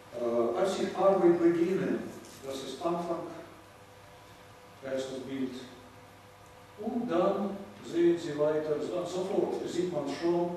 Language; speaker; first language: German; non-native, fluent; Russian